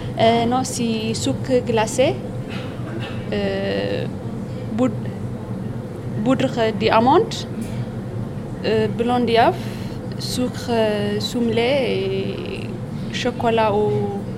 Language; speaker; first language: French; non-native, learner; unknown